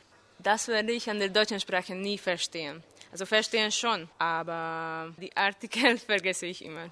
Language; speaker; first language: German; non-native, fluent; Hungarian